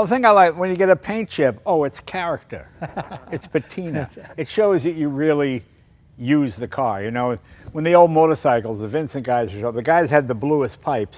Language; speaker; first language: English; native; English